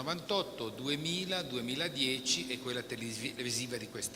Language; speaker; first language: Italian; native; Italian